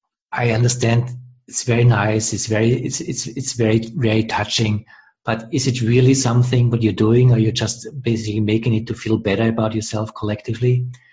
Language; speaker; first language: English; non-native, fluent; German